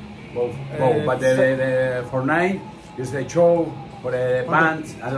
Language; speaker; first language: English; non-native, learner; Spanish